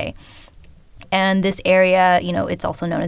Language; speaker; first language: English; early bilingual, other home language; Khmer